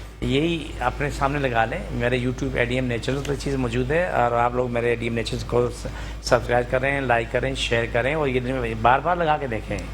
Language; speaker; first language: Urdu; non-native, local second language; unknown